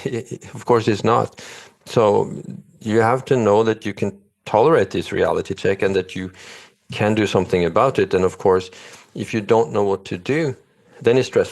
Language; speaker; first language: English; non-native, fluent; Norwegian